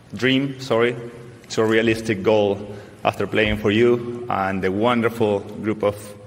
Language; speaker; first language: English; non-native, fluent; Spanish